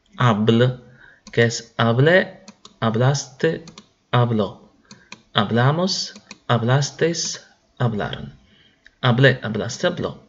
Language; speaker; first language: Spanish; non-native, fluent; Italian